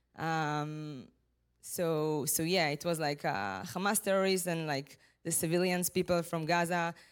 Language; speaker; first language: English; non-native, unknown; Hebrew